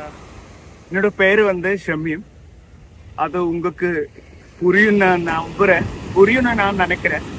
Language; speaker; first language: Tamil; non-native, learner; Malayalam